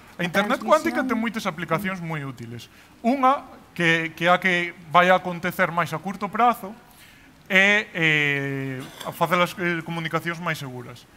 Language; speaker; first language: Galician; non-native, local second language; Spanish